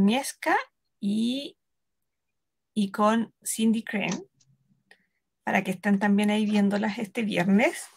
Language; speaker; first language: Spanish; native; Spanish